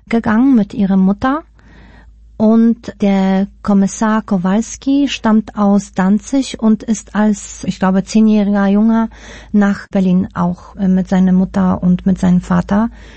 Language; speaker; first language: German; early bilingual, other home language; Polish